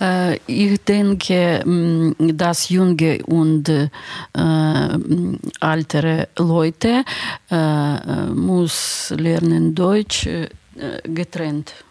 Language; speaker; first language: German; non-native, learner; Ukrainian